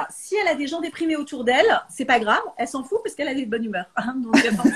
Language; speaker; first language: French; native; French